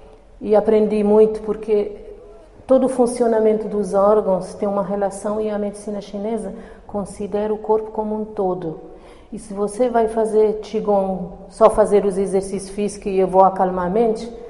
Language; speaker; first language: Portuguese; non-native, local second language; Kabuverdianu